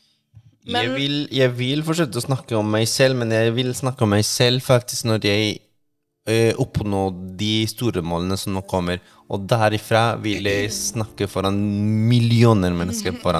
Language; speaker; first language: Norwegian; non-native, fluent; Spanish